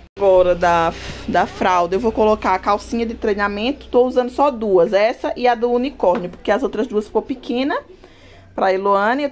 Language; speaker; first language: Portuguese; native; Portuguese